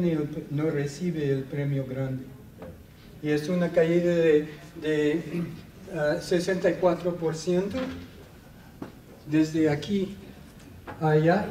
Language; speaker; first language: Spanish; non-native, fluent; English